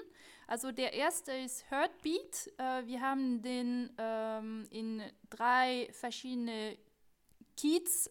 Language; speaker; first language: German; non-native, fluent; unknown